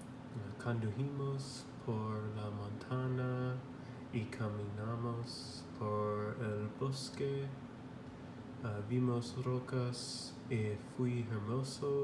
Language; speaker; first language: Spanish; non-native, learner; English